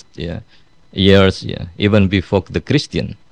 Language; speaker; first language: English; non-native, fluent; Indonesian